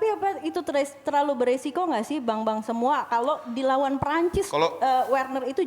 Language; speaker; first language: Indonesian; native; Indonesian